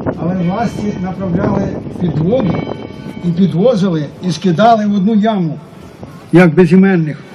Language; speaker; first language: Ukrainian; native; Ukrainian